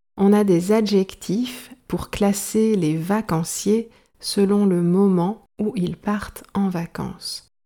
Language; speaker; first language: French; native; French